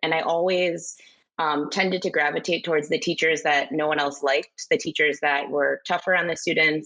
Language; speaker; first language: English; native; English